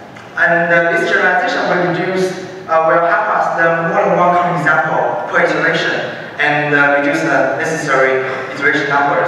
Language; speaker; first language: English; non-native, fluent; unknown